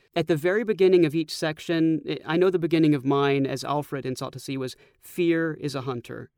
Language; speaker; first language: English; native; English